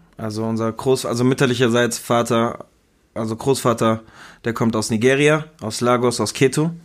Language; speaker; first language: German; early bilingual, other home language; Spanish